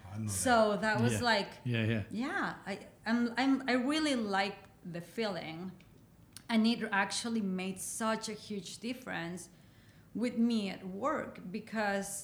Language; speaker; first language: English; non-native, fluent; Spanish